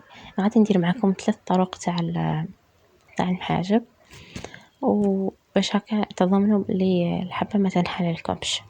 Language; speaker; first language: Arabic; native; Arabic